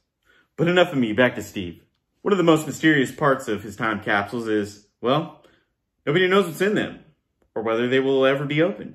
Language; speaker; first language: English; native; English